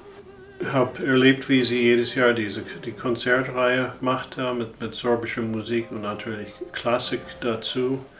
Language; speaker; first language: German; non-native, fluent; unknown